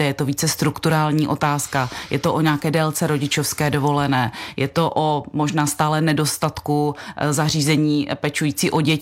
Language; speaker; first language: Czech; native; Czech